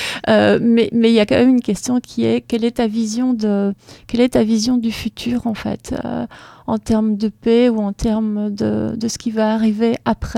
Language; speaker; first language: French; native; French